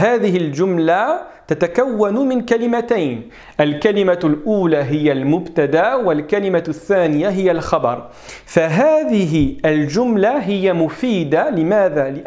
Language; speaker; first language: Arabic; non-native, fluent; French